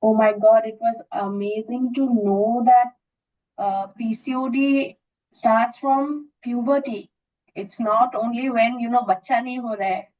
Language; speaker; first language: English; non-native, local second language; Assamese